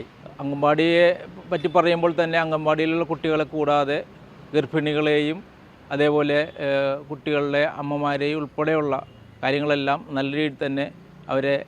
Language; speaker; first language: Malayalam; native; Malayalam